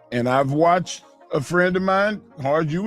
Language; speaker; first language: English; native; English